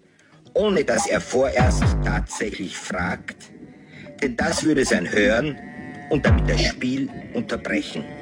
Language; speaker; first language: German; native; German